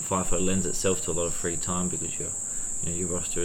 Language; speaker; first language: English; native; English